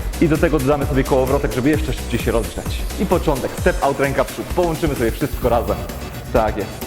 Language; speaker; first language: Polish; native; Polish